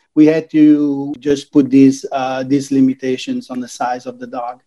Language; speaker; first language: English; non-native, fluent; Italian